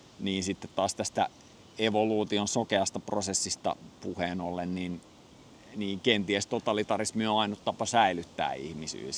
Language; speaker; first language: Finnish; native; Finnish